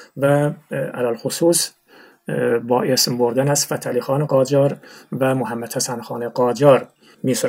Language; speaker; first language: Persian; non-native, local second language; Turkmen